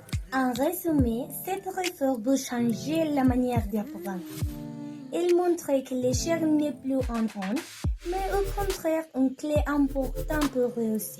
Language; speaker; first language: French; non-native, learner; Spanish